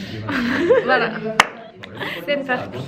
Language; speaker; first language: French; non-native, learner; Japanese